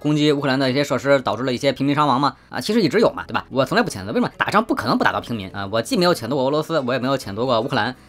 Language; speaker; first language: Chinese; native; Chinese